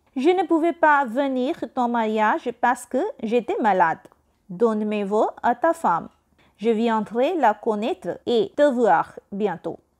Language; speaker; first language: French; non-native, fluent; Hindi